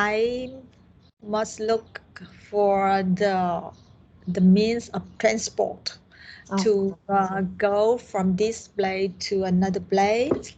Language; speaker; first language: English; non-native, learner; Vietnamese